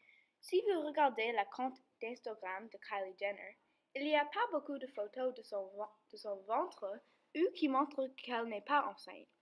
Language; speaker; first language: French; non-native, learner; English